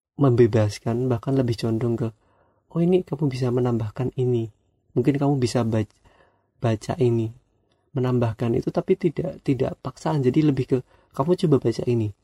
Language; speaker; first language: Indonesian; non-native, local second language; Javanese